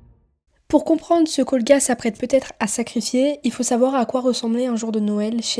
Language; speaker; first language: French; native; French